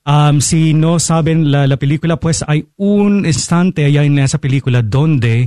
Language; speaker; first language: Spanish; non-native, fluent; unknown